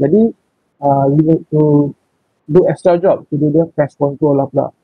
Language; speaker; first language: English; non-native, local second language; Malay